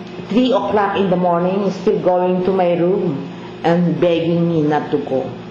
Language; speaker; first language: English; non-native, local second language; Filipino